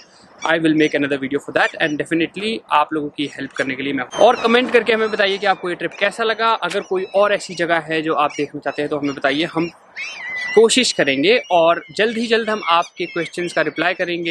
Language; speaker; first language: Hindi; native; Hindi